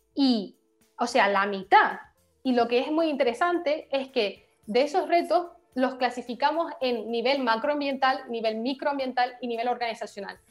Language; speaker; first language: Spanish; native; Spanish